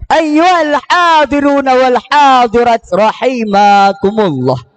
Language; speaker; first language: Arabic; non-native, learner; Achinese